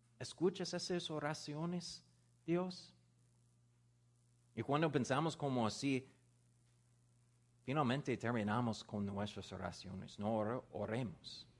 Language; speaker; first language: Spanish; non-native, learner; English